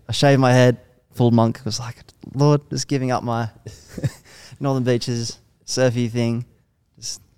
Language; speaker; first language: English; native; English